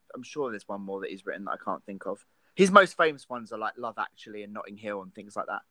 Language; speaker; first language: English; native; English